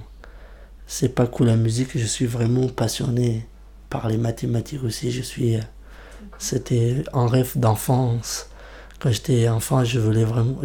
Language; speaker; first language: French; non-native, fluent; Kurdish